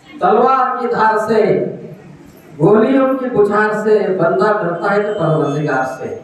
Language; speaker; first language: Hindi; non-native, local second language; Marathi